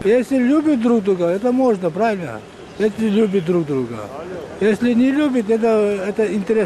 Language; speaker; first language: Russian; non-native, learner; Tajik